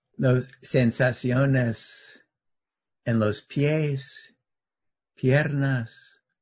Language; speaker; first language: Spanish; non-native, learner; English